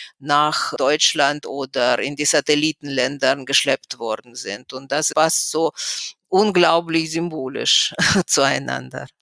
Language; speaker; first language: German; non-native, fluent; Russian